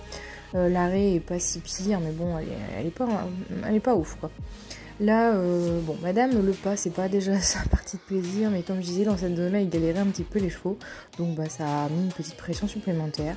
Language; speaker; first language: French; native; French